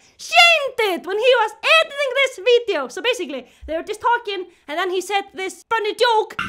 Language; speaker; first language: English; non-native, fluent; Icelandic